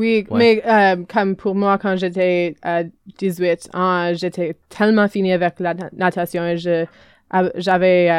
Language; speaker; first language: French; non-native, learner; English